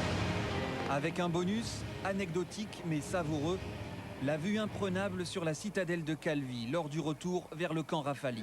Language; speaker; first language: French; native; French